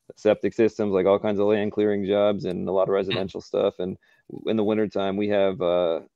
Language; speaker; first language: English; native; English